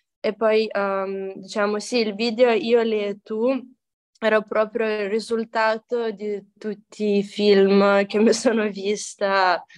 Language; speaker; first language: Italian; non-native, fluent; Lithuanian